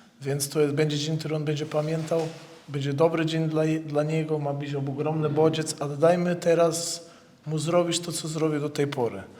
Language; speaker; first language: Polish; non-native, fluent; Portuguese